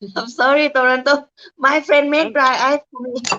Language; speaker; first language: English; non-native, learner; Thai